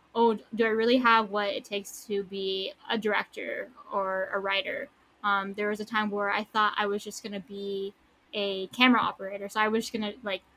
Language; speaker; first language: English; native; English